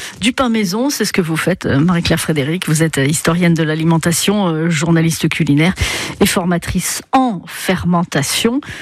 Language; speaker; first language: French; native; French